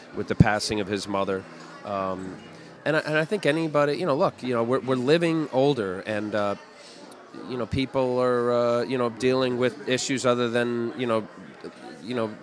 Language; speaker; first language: English; native; English